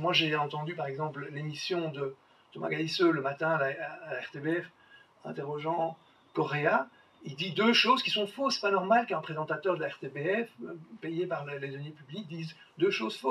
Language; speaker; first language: French; native; French